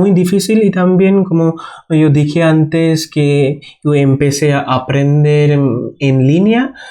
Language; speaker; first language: Spanish; non-native, fluent; Bangla